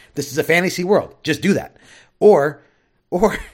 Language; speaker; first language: English; native; English